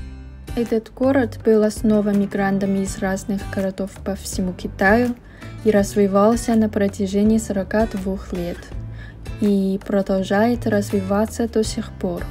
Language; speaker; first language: Russian; non-native, fluent; Chinese